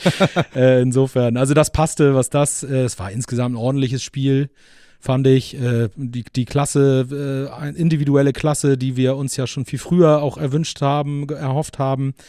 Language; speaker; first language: German; native; German